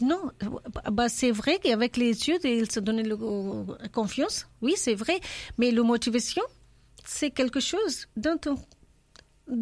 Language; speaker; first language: French; non-native, learner; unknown